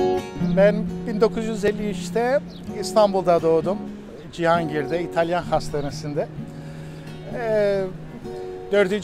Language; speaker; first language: Turkish; non-native, local second language; Greek